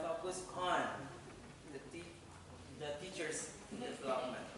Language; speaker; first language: English; non-native, fluent; Indonesian